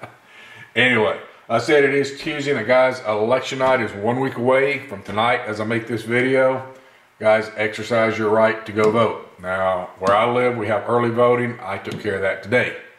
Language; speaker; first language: English; native; English